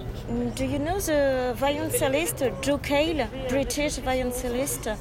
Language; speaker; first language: English; non-native, learner; French